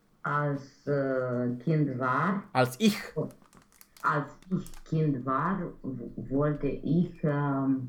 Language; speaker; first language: German; non-native, learner; Romanian